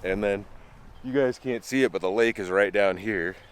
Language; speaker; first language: English; native; English